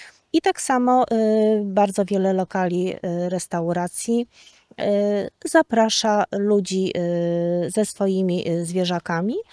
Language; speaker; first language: Polish; native; Polish